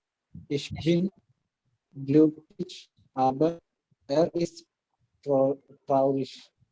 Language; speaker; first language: German; non-native, learner; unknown